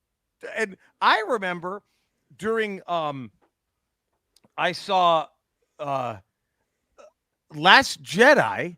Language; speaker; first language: English; native; English